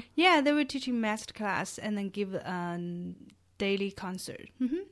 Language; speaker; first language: English; non-native, fluent; Chinese